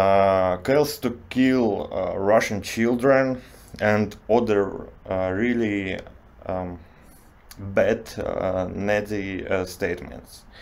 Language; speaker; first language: English; non-native, learner; Russian